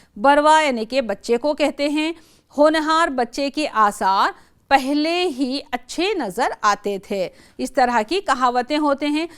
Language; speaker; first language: Urdu; native; Urdu